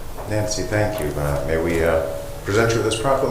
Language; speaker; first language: English; native; English